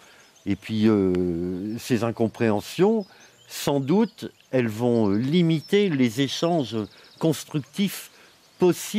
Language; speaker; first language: French; native; French